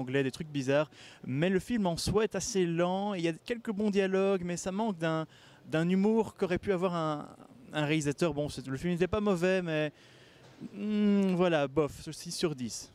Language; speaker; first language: French; native; French